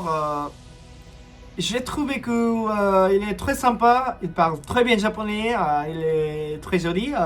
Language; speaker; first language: French; non-native, learner; Japanese